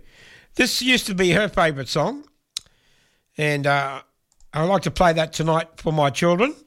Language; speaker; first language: English; native; English